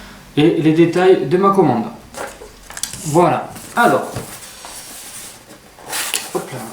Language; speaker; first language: French; native; French